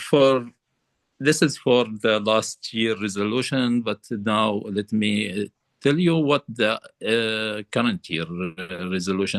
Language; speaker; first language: English; non-native, learner; Arabic